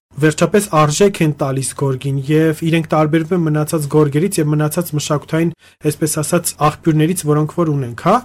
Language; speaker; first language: Armenian; native; Armenian